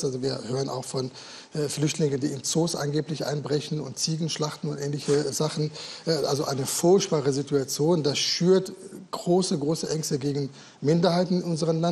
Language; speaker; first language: German; native; German